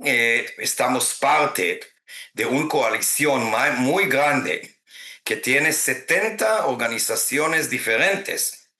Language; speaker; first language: Spanish; non-native, fluent; Hebrew